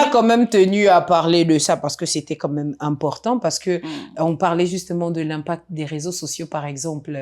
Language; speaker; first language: French; native; French